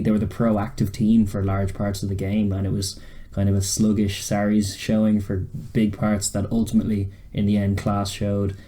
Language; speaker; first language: English; native; English